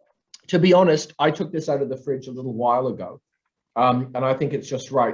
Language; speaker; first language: English; native; English